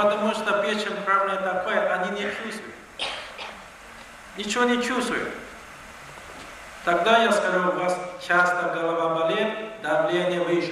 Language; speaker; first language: Russian; non-native, learner; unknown